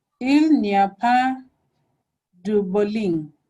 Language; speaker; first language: French; non-native, learner; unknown